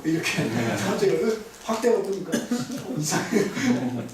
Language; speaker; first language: Korean; native; Korean